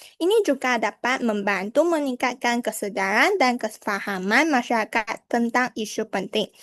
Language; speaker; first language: Malay; non-native, local second language; Chinese